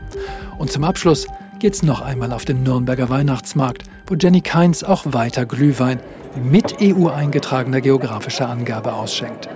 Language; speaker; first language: German; native; German